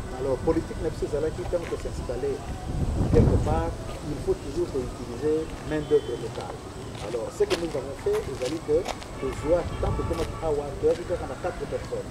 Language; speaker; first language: French; non-native, local second language; Kongo